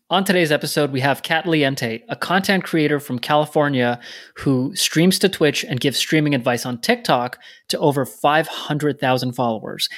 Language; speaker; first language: English; native; English